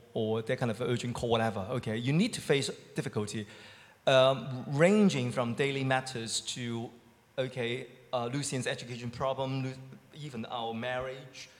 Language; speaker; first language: English; non-native, local second language; Cantonese